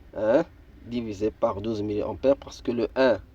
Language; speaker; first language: French; non-native, local second language; Arabic